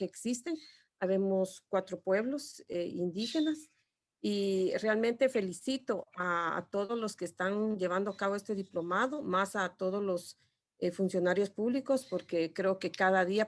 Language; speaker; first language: Spanish; non-native, local second language; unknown